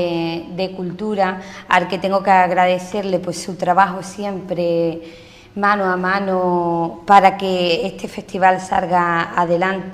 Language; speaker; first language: Spanish; native; Spanish